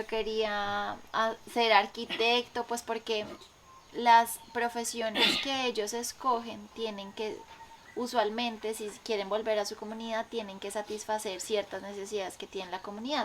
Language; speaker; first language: Spanish; native; Spanish